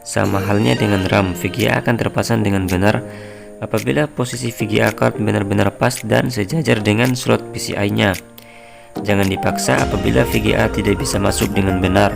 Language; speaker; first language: Indonesian; native; Indonesian